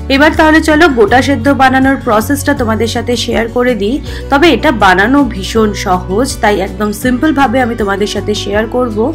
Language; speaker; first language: Bangla; native; Bangla